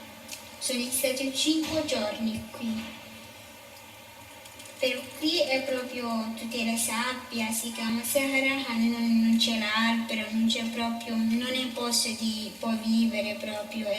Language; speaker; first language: Italian; non-native, learner; Somali